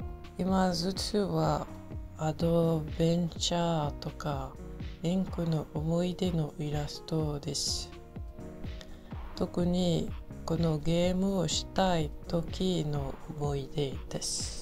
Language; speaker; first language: Japanese; non-native, learner; French